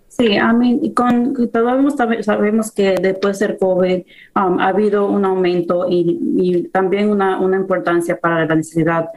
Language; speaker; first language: Spanish; early bilingual, heritage; Spanish